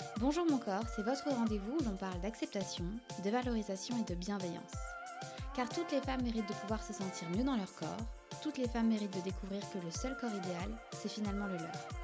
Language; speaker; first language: French; native; French